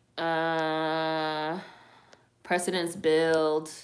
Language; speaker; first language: English; native; English